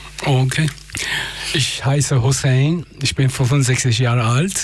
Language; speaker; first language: German; non-native, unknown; Persian